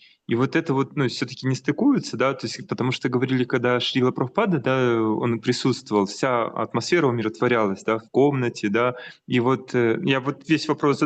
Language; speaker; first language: Russian; native; Russian